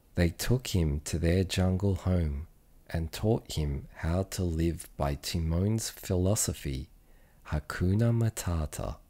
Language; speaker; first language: English; early bilingual, other home language; Japanese